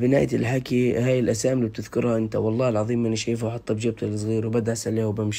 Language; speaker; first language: Arabic; native; Arabic